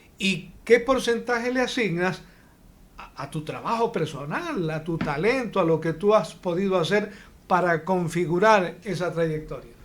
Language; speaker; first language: Spanish; native; Spanish